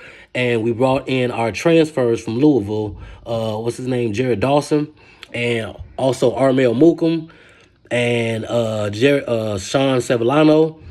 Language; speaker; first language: English; native; English